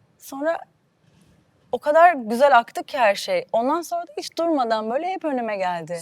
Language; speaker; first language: Turkish; early bilingual, heritage; Turkish